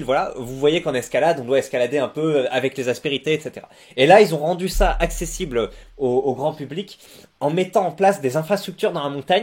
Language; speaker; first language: French; native; French